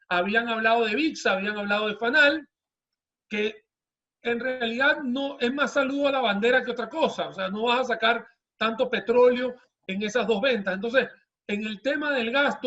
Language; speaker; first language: Spanish; native; Spanish